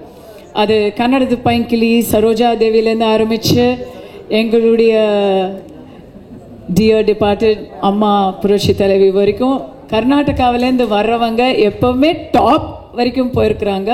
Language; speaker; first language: Tamil; native; Tamil